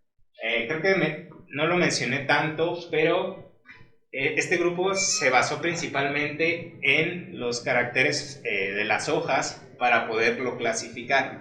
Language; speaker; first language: Spanish; native; Spanish